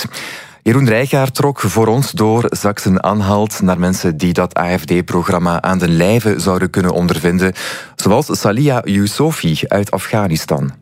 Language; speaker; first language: Dutch; native; Dutch